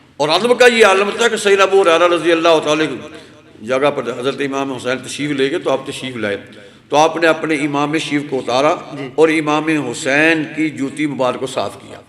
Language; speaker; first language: Urdu; non-native, local second language; Punjabi